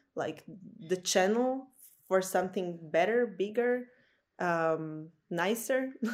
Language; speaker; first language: English; non-native, fluent; Slovak